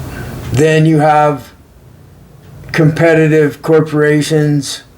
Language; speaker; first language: English; native; English